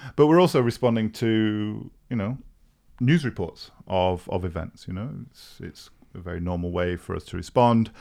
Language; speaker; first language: English; native; English